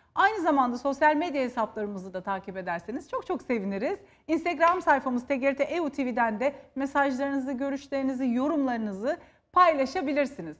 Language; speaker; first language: Turkish; native; Turkish